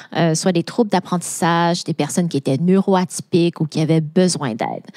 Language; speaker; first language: French; native; French